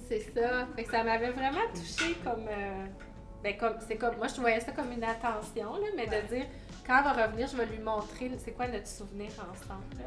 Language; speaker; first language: French; native; French